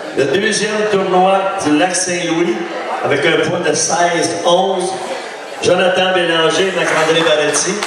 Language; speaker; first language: French; native; French